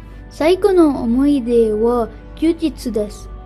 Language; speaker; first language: Japanese; non-native, learner; Arabic